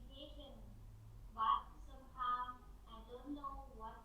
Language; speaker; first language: English; non-native, learner; Thai